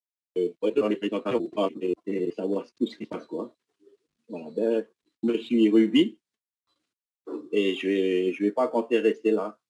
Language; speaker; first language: French; non-native, local second language; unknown